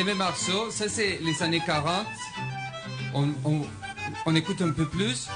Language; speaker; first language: French; non-native, fluent; Spanish